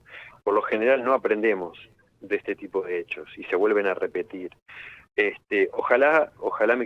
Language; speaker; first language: Spanish; native; Spanish